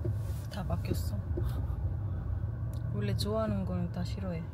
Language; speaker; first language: Korean; non-native, fluent; Filipino